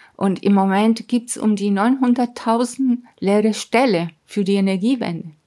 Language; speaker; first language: German; non-native, fluent; Spanish